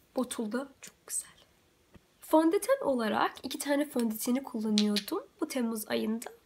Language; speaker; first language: Turkish; early bilingual, heritage; Turkish